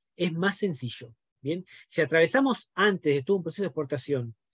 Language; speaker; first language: Spanish; native; Spanish